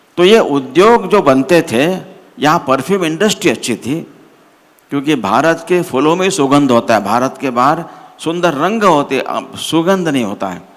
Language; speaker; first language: Hindi; non-native, local second language; Marathi